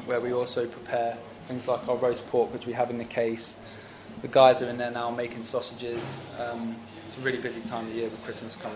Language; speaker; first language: English; native; English